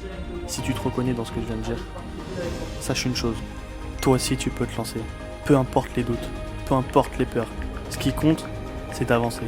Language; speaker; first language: French; native; French